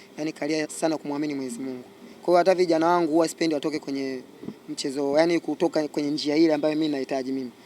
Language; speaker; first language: Swahili; native; Swahili